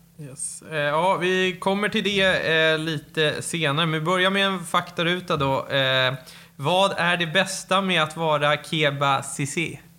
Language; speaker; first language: Swedish; native; Swedish